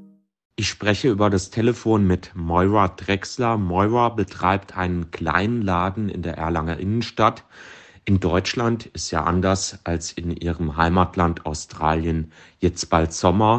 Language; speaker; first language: German; native; German